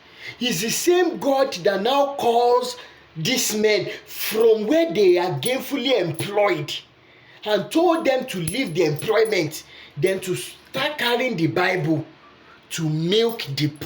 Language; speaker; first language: English; non-native, local second language; Yoruba